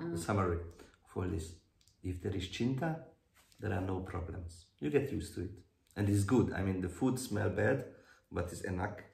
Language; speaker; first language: English; non-native, learner; Hungarian